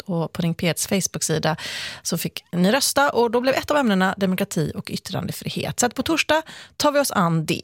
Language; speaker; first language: Swedish; native; Swedish